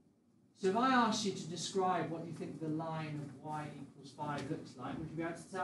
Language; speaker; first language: English; native; English